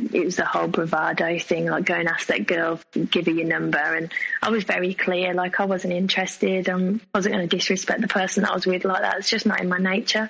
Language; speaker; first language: English; native; English